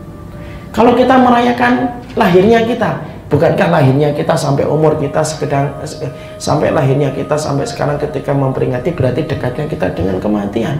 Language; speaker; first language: Indonesian; native; Indonesian